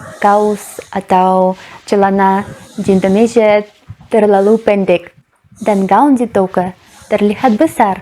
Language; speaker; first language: Indonesian; non-native, fluent; Russian